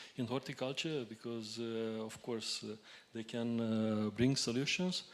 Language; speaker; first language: English; non-native, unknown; Romanian